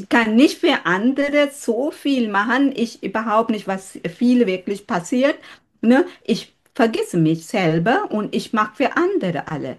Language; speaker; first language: German; non-native, learner; Sinhala